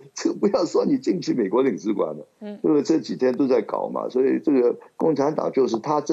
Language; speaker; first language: Chinese; non-native, local second language; Cantonese